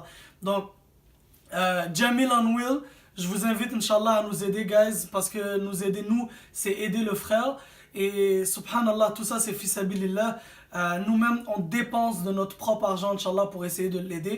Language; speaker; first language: French; native; French